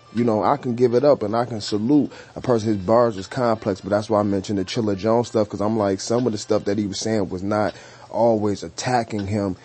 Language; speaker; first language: English; native; English